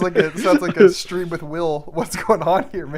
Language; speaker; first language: English; native; English